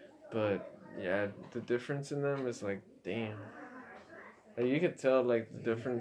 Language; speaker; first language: English; early bilingual, other home language; Spanish